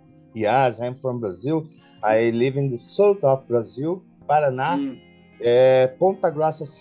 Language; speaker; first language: English; non-native, learner; Portuguese